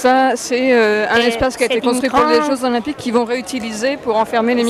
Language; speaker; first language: French; native; French